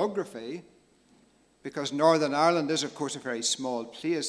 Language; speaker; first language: English; native; English